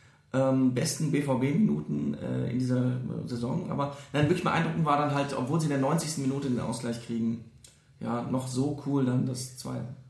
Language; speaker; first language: German; native; German